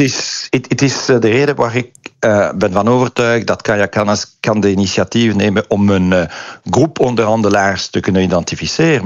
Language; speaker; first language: Dutch; non-native, local second language; French